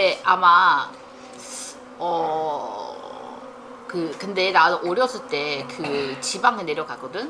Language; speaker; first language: Korean; non-native, fluent; Chinese